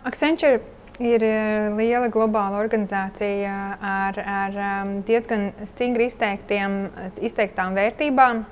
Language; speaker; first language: Latvian; early bilingual, heritage; Latvian